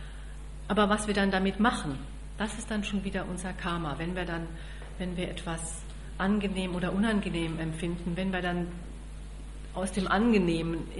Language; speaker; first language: German; native; German